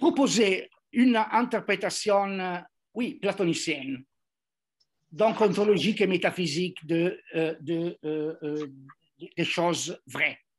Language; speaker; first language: French; non-native, fluent; Italian